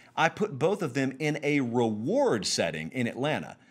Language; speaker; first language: English; native; English